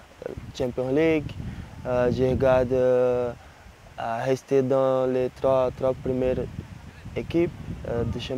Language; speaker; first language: French; non-native, learner; Portuguese